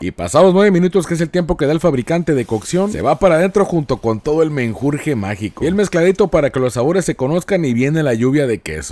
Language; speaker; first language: Spanish; native; Spanish